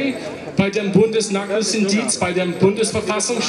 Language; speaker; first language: German; non-native, learner; English